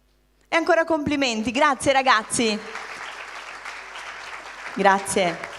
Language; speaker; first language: Italian; native; Italian